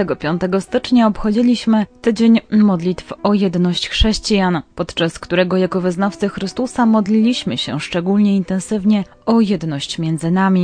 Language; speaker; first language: Polish; native; Polish